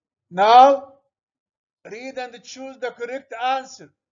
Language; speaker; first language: English; non-native, fluent; Arabic